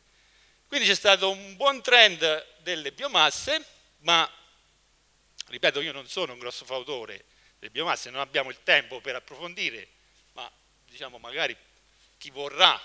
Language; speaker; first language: Italian; native; Italian